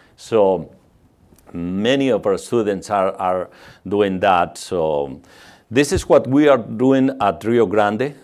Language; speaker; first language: English; non-native, fluent; Spanish